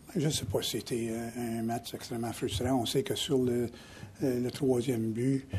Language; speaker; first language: French; native; French